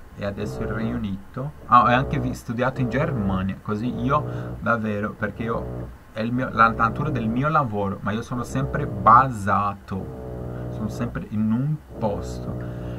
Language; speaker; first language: Italian; non-native, fluent; Spanish